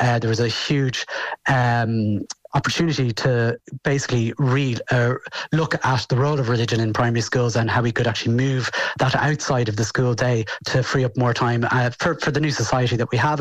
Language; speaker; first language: English; native; English